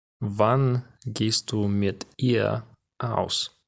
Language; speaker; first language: German; non-native, fluent; Ukrainian